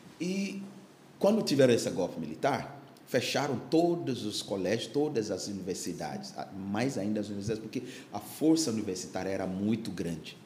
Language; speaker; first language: Portuguese; non-native, fluent; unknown